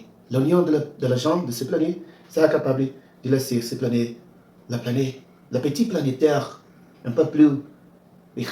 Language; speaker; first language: French; non-native, learner; Portuguese